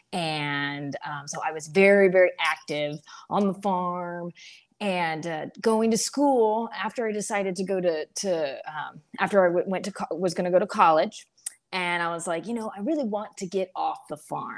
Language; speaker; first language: English; native; English